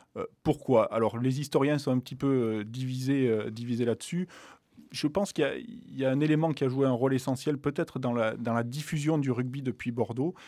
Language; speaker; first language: French; native; French